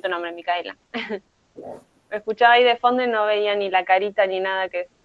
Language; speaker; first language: Spanish; native; Spanish